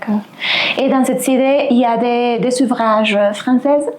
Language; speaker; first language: French; non-native, fluent; Spanish